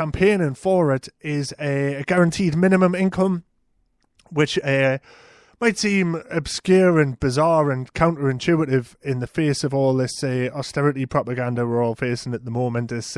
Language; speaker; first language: English; native; English